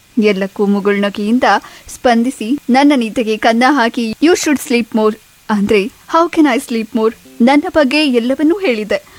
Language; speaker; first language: Kannada; native; Kannada